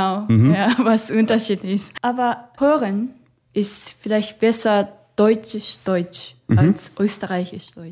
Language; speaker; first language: German; non-native, learner; Japanese